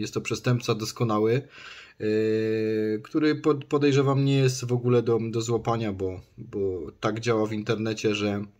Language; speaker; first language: Polish; native; Polish